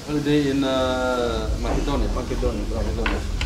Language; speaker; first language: English; non-native, learner; Albanian